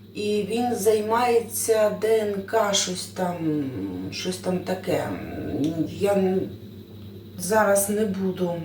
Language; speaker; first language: Ukrainian; native; Ukrainian